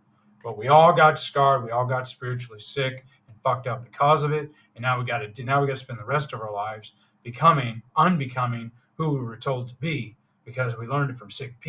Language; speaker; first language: English; native; English